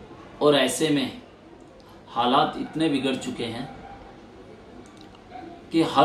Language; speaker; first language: Hindi; native; Hindi